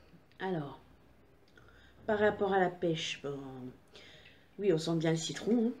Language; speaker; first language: French; native; French